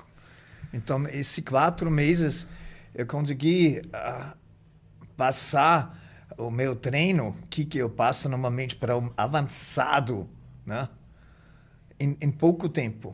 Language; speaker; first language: Portuguese; non-native, fluent; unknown